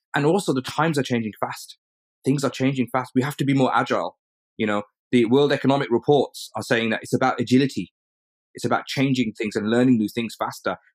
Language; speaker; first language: English; early bilingual, other home language; Urdu